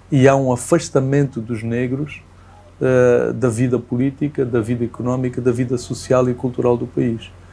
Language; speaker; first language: Portuguese; native; Portuguese